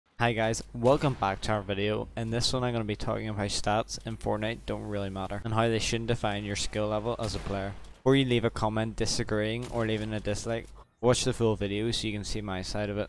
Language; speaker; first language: English; native; English